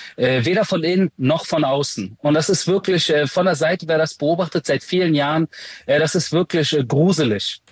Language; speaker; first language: German; early bilingual, other home language; Persian